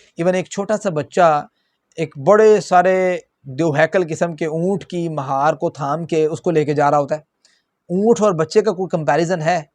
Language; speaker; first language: Urdu; non-native, local second language; Punjabi